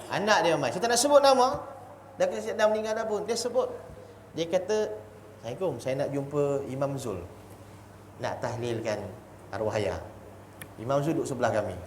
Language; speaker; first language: Malay; non-native, local second language; Chinese